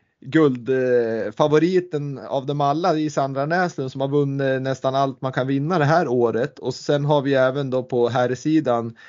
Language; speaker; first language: Swedish; native; Swedish